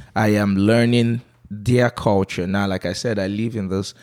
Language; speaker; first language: English; non-native, local second language; Yoruba